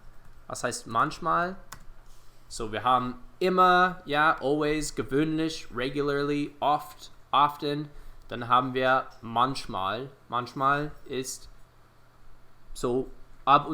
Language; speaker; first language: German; non-native, fluent; English